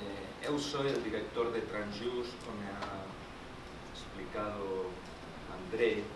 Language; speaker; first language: Portuguese; non-native, learner; Spanish